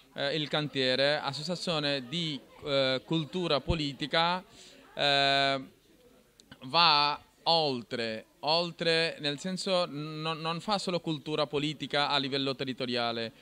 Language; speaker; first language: Italian; non-native, fluent; Bangla